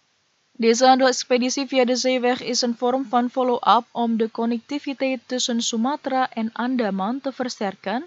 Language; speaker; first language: Dutch; non-native, fluent; Indonesian